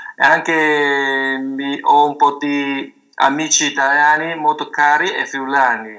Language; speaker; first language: Italian; non-native, fluent; Chinese